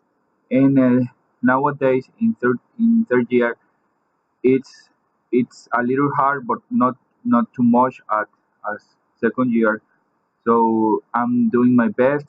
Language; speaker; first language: English; non-native, fluent; Spanish